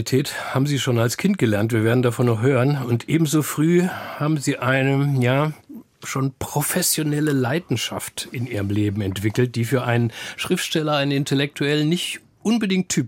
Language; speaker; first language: German; native; German